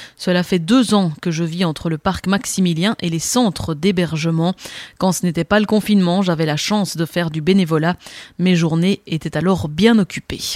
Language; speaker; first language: French; non-native, learner; Amharic